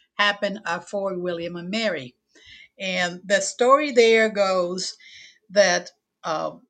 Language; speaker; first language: English; non-native, fluent; Spanish